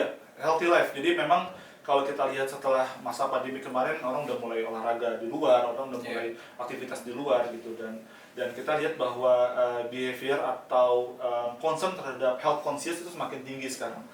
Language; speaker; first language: Indonesian; native; Indonesian